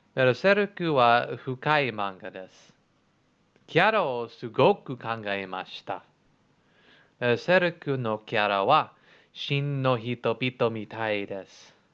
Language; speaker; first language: Japanese; non-native, learner; English